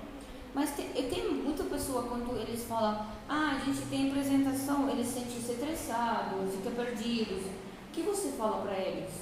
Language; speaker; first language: Portuguese; non-native, fluent; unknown